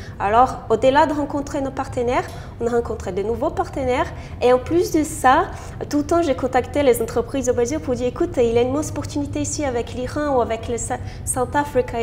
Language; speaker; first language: French; non-native, fluent; Portuguese